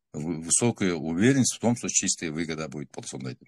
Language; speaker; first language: Russian; non-native, local second language; Kazakh